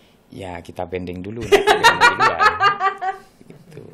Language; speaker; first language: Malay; non-native, local second language; Madurese